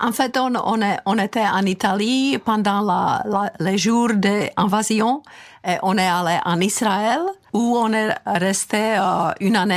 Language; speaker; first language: French; non-native, fluent; Czech